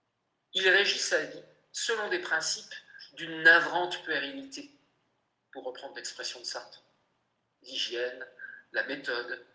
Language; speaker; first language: French; native; French